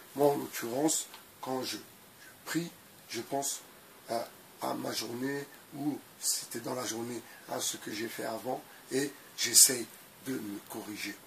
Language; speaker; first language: French; native; French